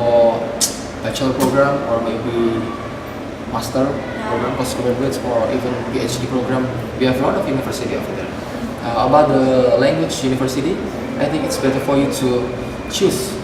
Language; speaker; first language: English; non-native, fluent; Indonesian